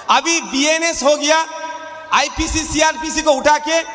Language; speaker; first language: Hindi; non-native, local second language; Bangla